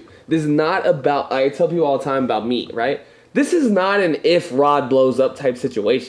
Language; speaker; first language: English; native; English